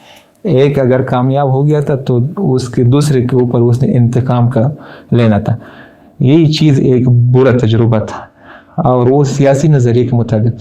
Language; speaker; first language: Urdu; non-native, learner; Pashto